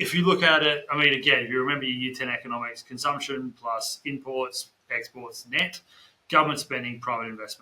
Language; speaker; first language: English; native; English